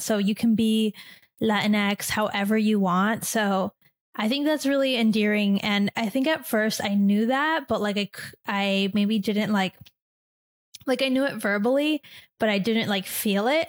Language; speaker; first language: English; native; English